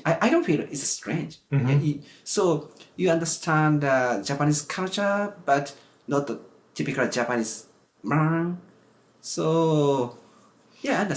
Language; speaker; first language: English; non-native, learner; Japanese